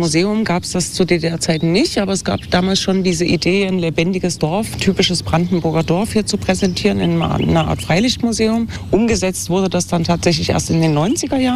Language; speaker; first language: German; native; German